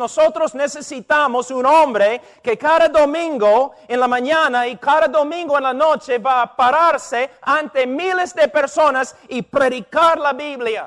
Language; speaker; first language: Spanish; non-native, fluent; English